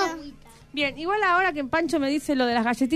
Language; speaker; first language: Spanish; native; Spanish